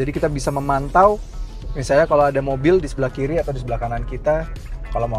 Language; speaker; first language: Indonesian; native; Indonesian